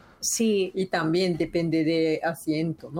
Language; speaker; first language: Spanish; non-native, learner; Japanese